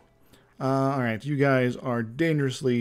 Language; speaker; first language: English; native; English